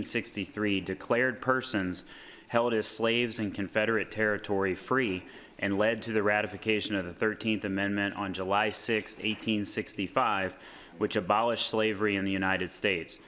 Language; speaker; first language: English; native; English